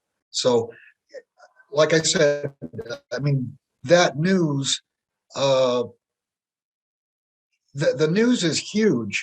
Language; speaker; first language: English; native; English